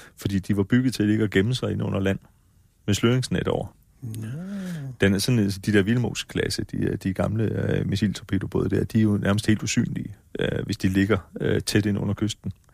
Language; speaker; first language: Danish; native; Danish